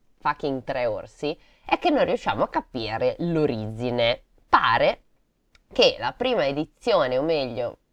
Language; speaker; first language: Italian; native; Italian